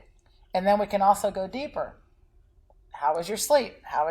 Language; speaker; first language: English; native; English